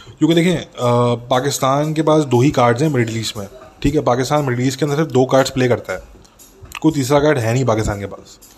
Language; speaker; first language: Urdu; native; Urdu